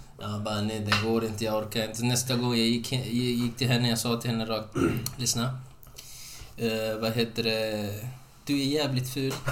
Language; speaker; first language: Swedish; non-native, fluent; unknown